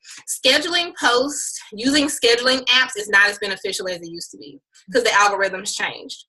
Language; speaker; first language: English; native; English